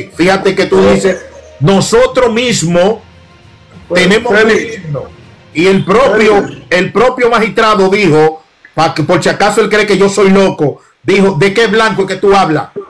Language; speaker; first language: Spanish; native; Spanish